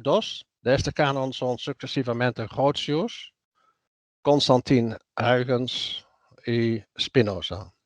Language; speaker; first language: Spanish; non-native, fluent; Dutch